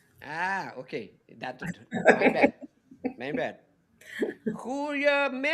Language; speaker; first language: Dutch; non-native, local second language; Papiamento